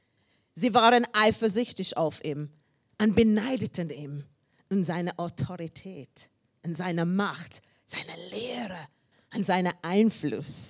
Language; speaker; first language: German; non-native, learner; English